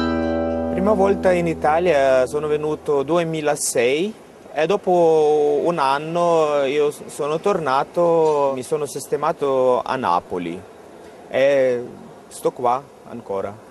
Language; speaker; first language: Italian; non-native, fluent; Ukrainian